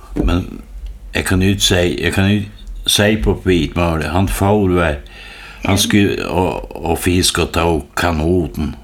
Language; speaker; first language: Swedish; native; Swedish